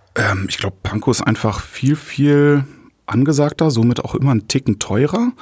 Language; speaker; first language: German; native; German